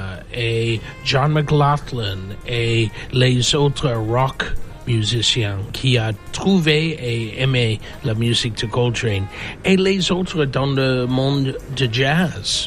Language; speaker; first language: French; non-native, fluent; English